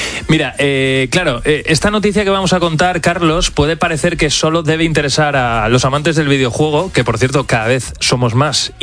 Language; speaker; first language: Spanish; native; Spanish